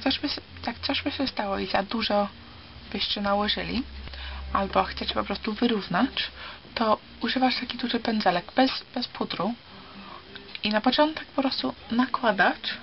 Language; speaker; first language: Polish; early bilingual, heritage; Polish